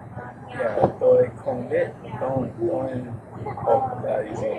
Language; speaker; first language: Vietnamese; non-native, learner; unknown